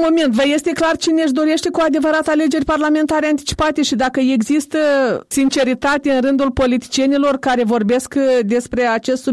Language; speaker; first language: Romanian; native; Romanian